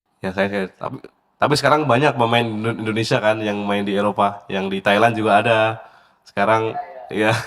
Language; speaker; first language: Indonesian; native; Indonesian